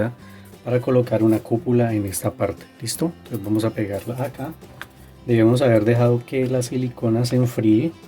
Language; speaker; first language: Spanish; native; Spanish